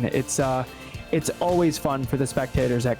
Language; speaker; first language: English; native; English